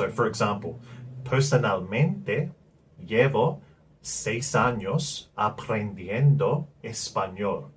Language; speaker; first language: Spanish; non-native, learner; English